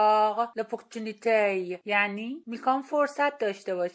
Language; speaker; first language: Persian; native; Persian